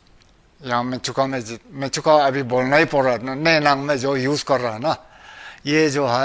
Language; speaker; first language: Hindi; non-native, local second language; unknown